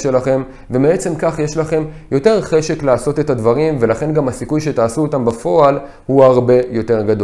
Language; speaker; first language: Hebrew; native; Hebrew